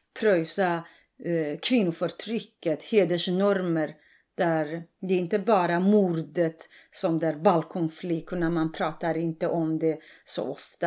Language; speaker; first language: Swedish; non-native, fluent; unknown